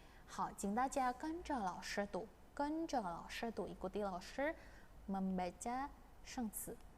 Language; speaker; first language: Chinese; non-native, fluent; Indonesian